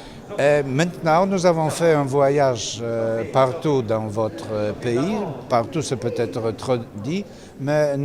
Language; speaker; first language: French; non-native, fluent; Polish